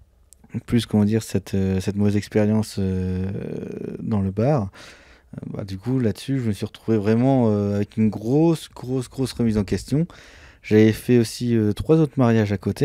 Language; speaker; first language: French; native; French